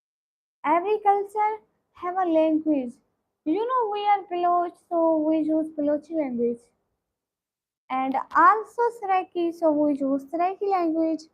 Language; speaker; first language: English; non-native, learner; Punjabi